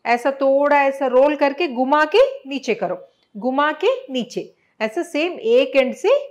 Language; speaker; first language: Hindi; non-native, local second language; Telugu